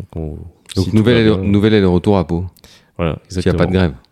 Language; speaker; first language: French; native; French